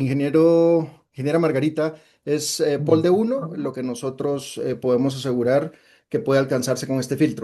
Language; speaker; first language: Spanish; native; Spanish